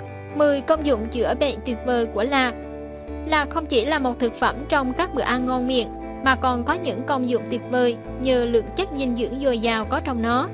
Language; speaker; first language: Vietnamese; native; Vietnamese